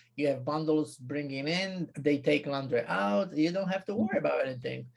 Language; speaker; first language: English; non-native, fluent; Polish